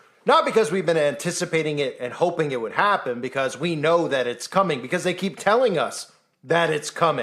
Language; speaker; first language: English; native; English